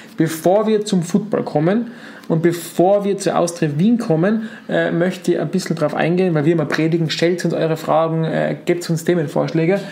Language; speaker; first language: German; native; German